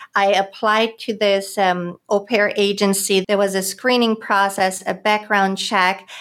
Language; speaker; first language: English; non-native, fluent; German